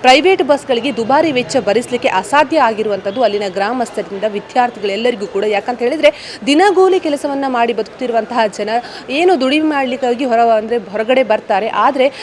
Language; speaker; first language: Kannada; native; Kannada